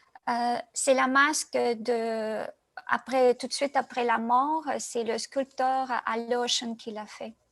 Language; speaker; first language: French; non-native, fluent; Russian